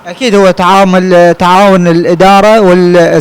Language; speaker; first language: Arabic; native; Arabic